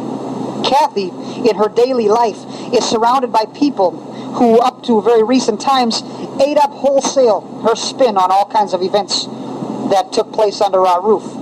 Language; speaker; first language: English; native; English